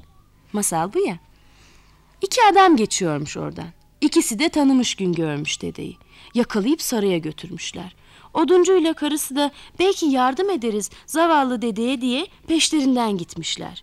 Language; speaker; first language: Turkish; native; Turkish